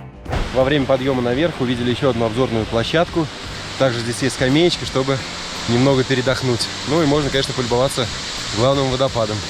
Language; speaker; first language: Russian; native; Russian